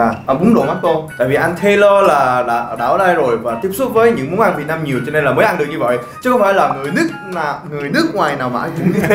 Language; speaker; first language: Vietnamese; non-native, fluent; Korean